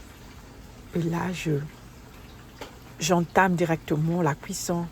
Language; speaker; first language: French; non-native, local second language; Lingala